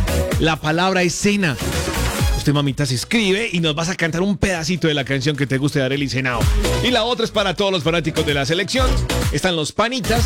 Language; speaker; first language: Spanish; native; Spanish